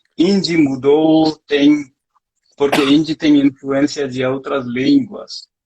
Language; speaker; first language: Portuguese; non-native, fluent; Hindi